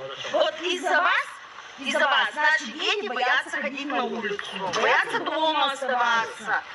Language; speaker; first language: Russian; native; Russian